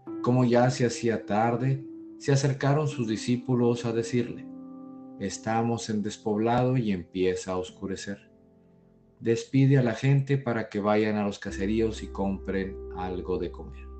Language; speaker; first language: Spanish; native; Spanish